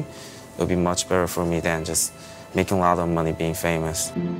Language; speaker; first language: English; non-native, fluent; Korean